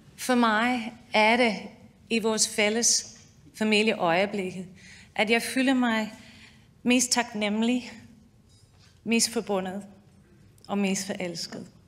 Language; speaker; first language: Danish; non-native, fluent; English